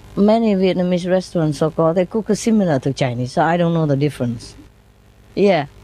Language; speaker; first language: English; non-native, fluent; Vietnamese